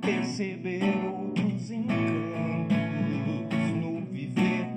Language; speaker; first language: Portuguese; native; Portuguese